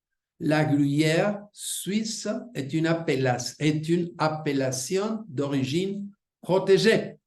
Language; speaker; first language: French; non-native, fluent; Spanish